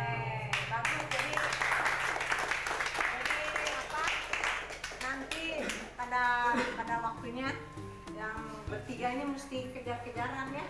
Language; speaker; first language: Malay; non-native, local second language; Sundanese